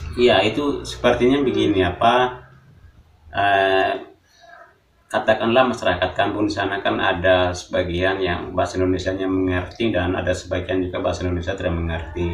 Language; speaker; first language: Indonesian; non-native, local second language; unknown